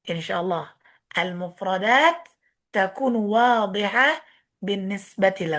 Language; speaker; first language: Arabic; non-native, fluent; Indonesian